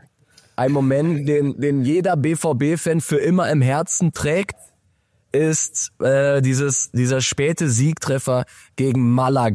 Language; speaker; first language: German; native; German